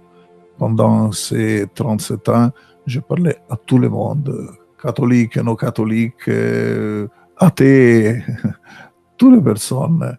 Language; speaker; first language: French; non-native, fluent; Italian